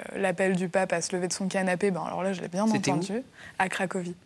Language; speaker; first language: French; native; French